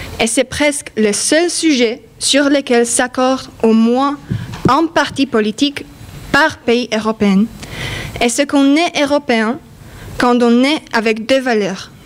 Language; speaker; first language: French; non-native, fluent; Polish